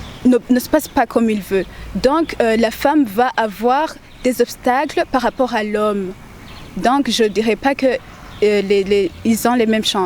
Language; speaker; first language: French; non-native, local second language; Rundi